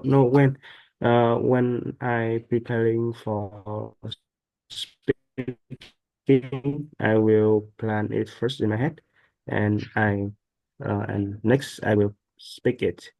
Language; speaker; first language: English; non-native, learner; Vietnamese